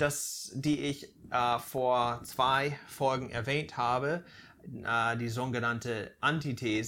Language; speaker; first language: German; non-native, fluent; English